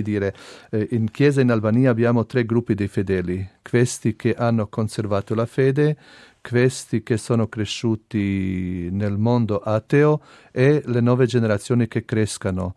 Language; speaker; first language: Italian; non-native, fluent; Albanian